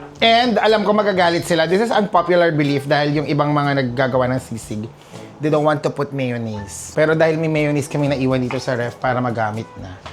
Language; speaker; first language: Filipino; non-native, local second language; Pampanga